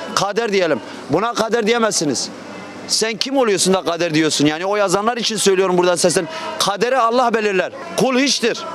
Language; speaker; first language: Turkish; non-native, local second language; Kurdish